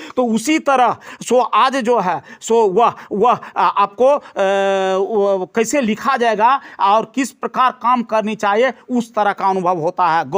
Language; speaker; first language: Hindi; native; Hindi